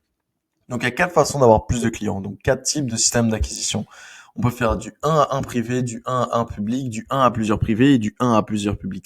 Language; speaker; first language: French; native; French